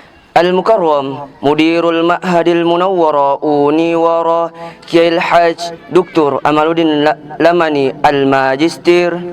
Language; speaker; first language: Arabic; non-native, learner; Indonesian